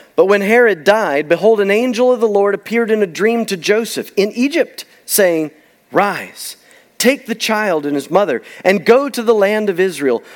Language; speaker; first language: English; native; English